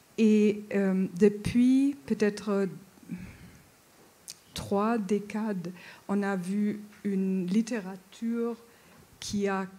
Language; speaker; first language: French; non-native, fluent; German